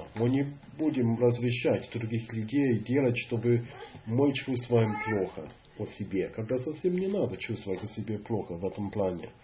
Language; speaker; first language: Russian; non-native, fluent; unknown